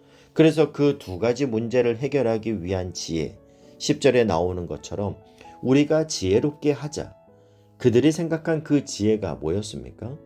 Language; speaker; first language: Korean; native; Korean